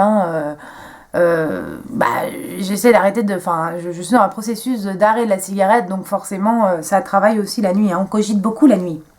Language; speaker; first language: French; native; French